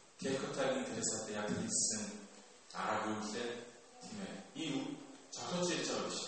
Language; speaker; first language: Mongolian; non-native, fluent; Korean